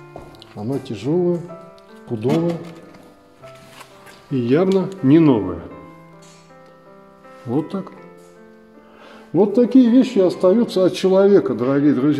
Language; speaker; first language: Russian; native; Russian